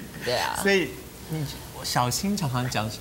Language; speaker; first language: Chinese; native; Chinese